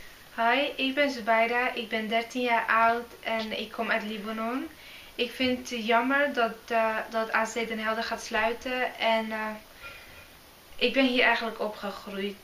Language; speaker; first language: Dutch; early bilingual, other home language; Arabic